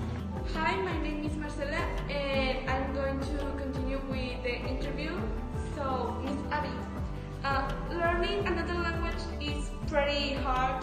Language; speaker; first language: English; non-native, learner; Spanish